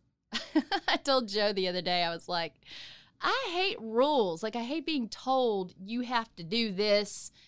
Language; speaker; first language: English; native; English